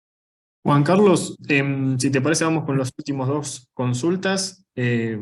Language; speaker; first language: Spanish; native; Spanish